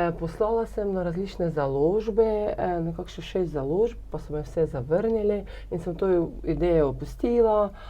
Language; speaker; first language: Slovenian; non-native, fluent; Ukrainian